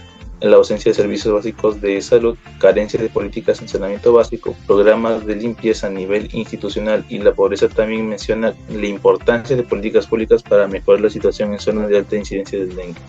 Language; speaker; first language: Spanish; native; Spanish